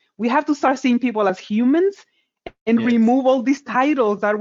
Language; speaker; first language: English; non-native, fluent; Spanish